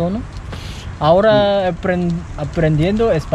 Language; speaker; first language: Spanish; non-native, learner; Japanese